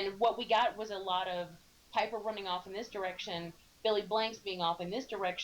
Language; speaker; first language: English; native; English